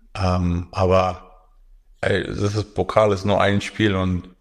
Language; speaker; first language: German; native; German